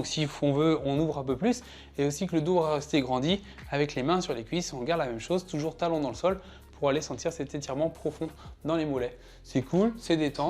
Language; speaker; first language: French; native; French